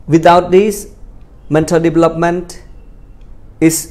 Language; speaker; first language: English; non-native, fluent; Khmer